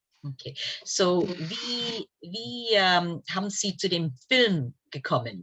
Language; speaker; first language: German; early bilingual, heritage; German